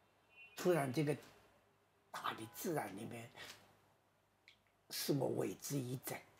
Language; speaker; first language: Chinese; native; Chinese